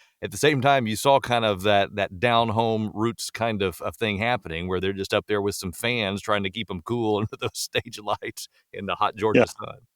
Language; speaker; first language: English; native; English